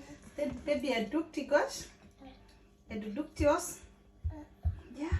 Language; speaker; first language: Danish; non-native, fluent; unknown